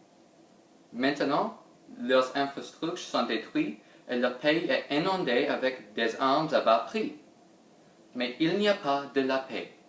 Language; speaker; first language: French; non-native, learner; English